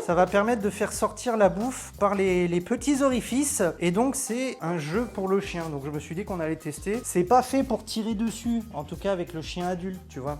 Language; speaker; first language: French; native; French